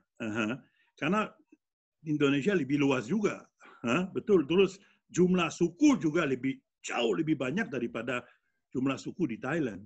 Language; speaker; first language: Indonesian; non-native, fluent; French